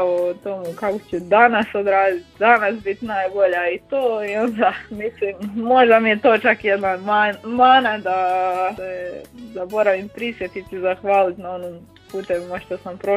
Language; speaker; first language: Croatian; native; Croatian